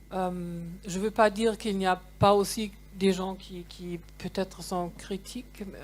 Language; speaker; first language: French; non-native, fluent; German